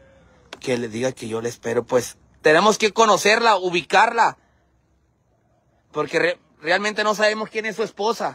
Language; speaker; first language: Spanish; native; Spanish